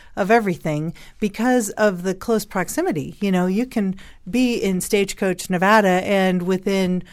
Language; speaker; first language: English; native; English